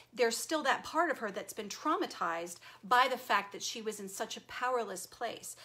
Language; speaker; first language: English; native; English